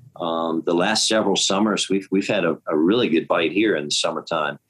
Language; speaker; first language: English; native; English